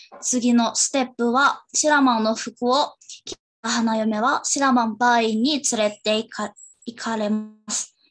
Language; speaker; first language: Japanese; non-native, learner; Indonesian